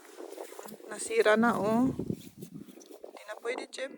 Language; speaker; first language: Filipino; native; Filipino